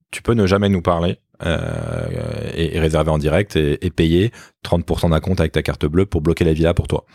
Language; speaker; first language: French; native; French